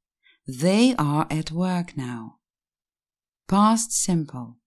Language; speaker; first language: English; non-native, fluent; Russian